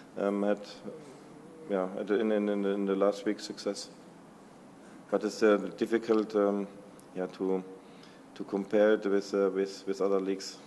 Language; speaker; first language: English; non-native, learner; German